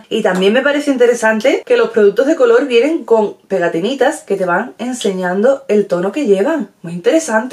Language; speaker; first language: Spanish; native; Spanish